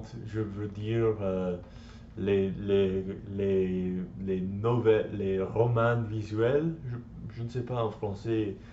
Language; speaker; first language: French; non-native, learner; English